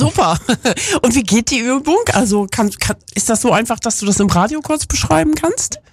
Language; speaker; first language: German; native; German